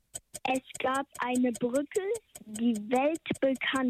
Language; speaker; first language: German; early bilingual, heritage; German